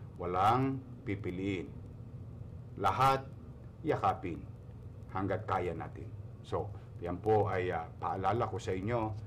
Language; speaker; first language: Filipino; native; Filipino